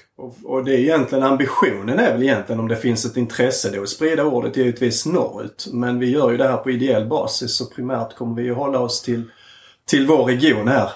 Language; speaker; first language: Swedish; native; Swedish